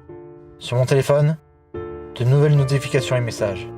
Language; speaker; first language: French; native; French